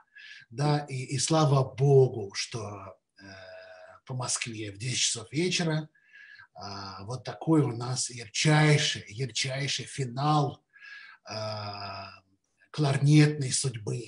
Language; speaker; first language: Russian; native; Russian